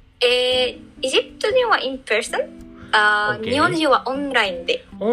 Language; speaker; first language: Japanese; non-native, learner; Arabic